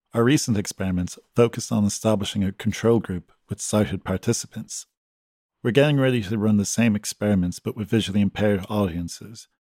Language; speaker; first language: English; native; English